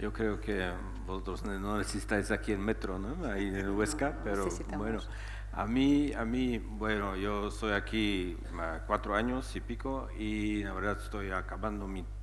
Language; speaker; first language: Spanish; non-native, fluent; Czech